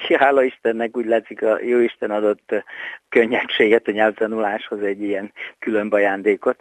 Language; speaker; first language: Hungarian; native; Hungarian